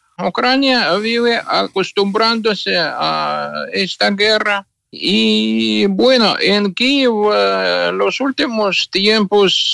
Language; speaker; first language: Spanish; non-native, fluent; Ukrainian